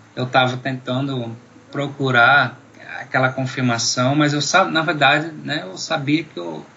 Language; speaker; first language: Portuguese; non-native, fluent; Dutch